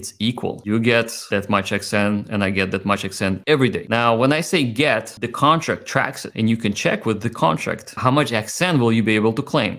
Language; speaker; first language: English; native; English